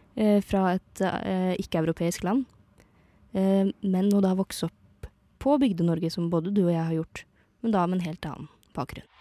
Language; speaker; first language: Norwegian; native; Norwegian